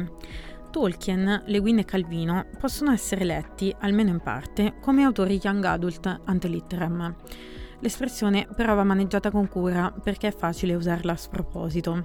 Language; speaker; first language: Italian; native; Italian